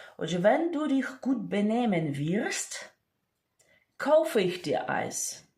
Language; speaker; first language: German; non-native, fluent; Ukrainian